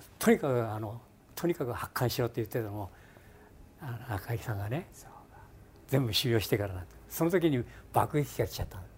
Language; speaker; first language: Japanese; native; Japanese